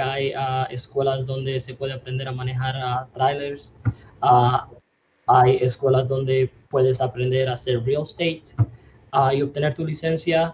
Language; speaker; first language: Spanish; early bilingual, other home language; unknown